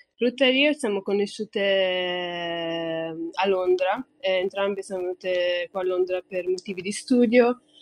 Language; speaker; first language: Italian; early bilingual, other home language; Tigrinya